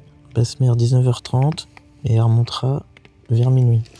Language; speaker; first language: French; native; French